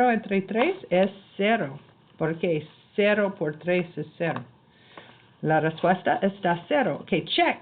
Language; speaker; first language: Spanish; non-native, learner; English